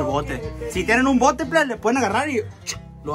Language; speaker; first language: Spanish; native; Spanish